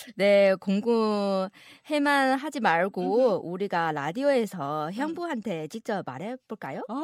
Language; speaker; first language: Korean; non-native, fluent; Chinese